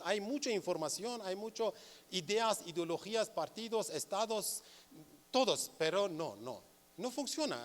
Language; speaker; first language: Spanish; non-native, learner; Kurdish